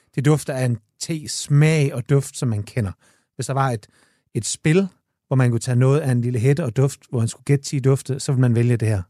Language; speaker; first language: Danish; native; Danish